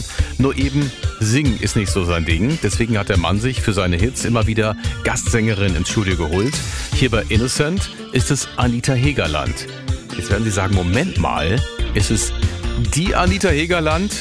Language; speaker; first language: German; native; German